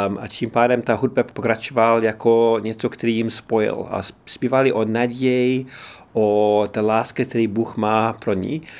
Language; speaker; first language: Czech; non-native, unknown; English